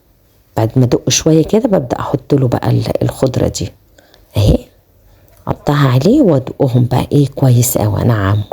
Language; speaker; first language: Arabic; native; Arabic